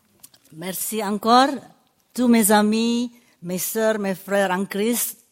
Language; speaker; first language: French; non-native, fluent; Indonesian